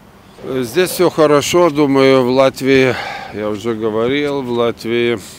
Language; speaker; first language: Russian; non-native, fluent; Lithuanian